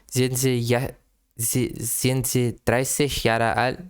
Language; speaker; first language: German; non-native, learner; English